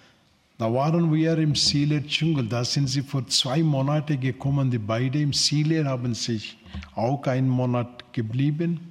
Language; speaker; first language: German; non-native, learner; Telugu